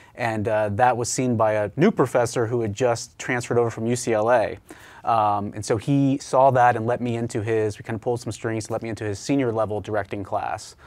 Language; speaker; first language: English; native; English